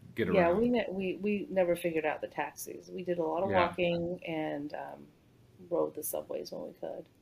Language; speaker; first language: English; native; English